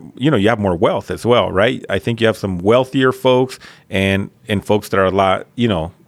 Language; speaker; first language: English; early bilingual, other home language; Spanish